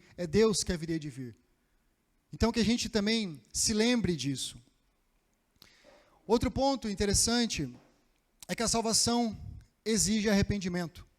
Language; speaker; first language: Portuguese; native; Portuguese